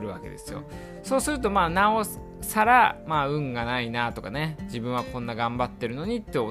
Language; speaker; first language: Japanese; native; Japanese